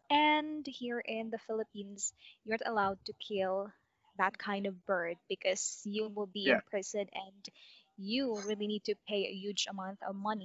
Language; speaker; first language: English; non-native, local second language; Cebuano